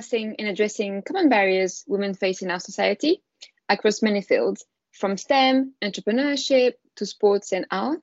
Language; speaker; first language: English; non-native, fluent; French